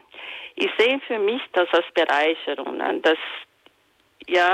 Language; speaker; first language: German; non-native, fluent; Portuguese